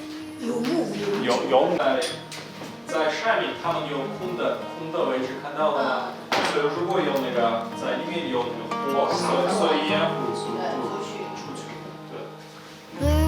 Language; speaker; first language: Chinese; non-native, learner; Russian